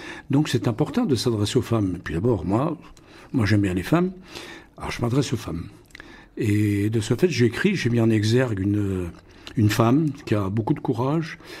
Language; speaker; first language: French; non-native, local second language; Russian